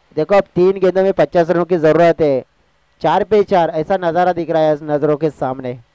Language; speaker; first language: Hindi; non-native, local second language; Marathi